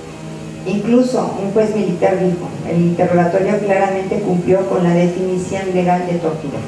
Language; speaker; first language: Spanish; native; Spanish